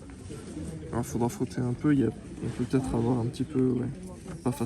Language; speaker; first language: French; native; French